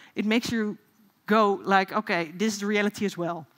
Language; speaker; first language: English; non-native, fluent; Dutch